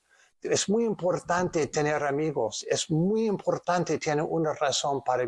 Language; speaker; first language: Spanish; non-native, learner; English